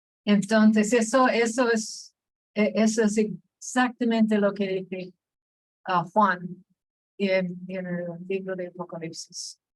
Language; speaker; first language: Spanish; non-native, fluent; English